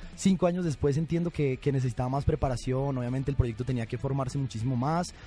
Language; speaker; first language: Spanish; native; Spanish